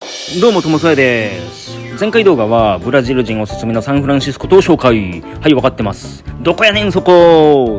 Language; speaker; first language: Japanese; native; Japanese